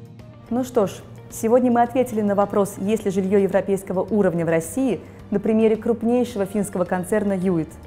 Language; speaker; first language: Russian; native; Russian